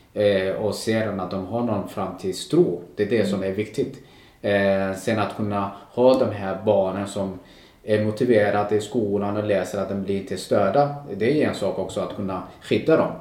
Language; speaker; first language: Swedish; non-native, local second language; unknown